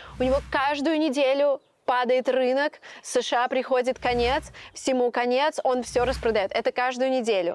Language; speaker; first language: Russian; native; Russian